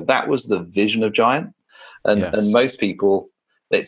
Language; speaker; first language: English; native; English